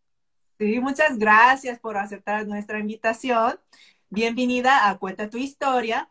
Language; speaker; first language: Spanish; non-native, fluent; Korean